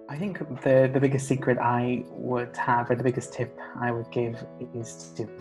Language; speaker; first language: English; native; English